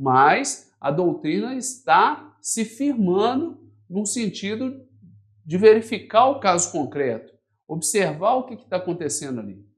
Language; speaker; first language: Portuguese; native; Portuguese